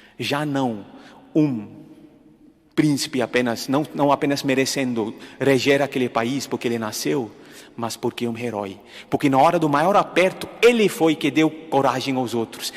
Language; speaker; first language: Portuguese; non-native, fluent; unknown